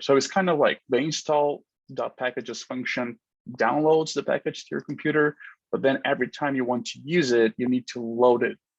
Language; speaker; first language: English; non-native, fluent; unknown